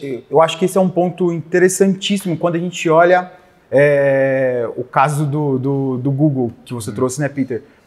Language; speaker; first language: Portuguese; native; Portuguese